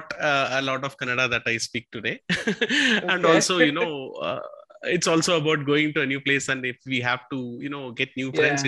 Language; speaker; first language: English; non-native, local second language; Tamil